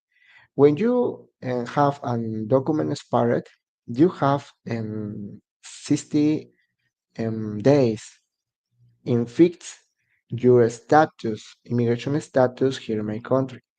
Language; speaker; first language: English; non-native, learner; Spanish